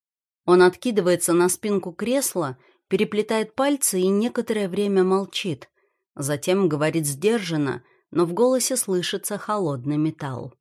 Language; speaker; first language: Russian; native; Russian